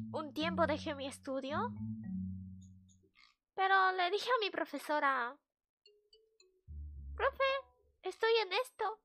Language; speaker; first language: Spanish; non-native, fluent; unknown